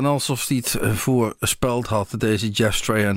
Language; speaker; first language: Dutch; native; Dutch